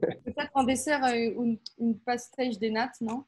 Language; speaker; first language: French; native; French